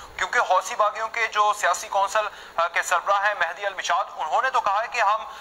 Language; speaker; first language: Urdu; native; Urdu